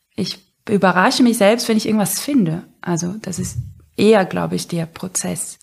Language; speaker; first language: German; non-native, fluent; Portuguese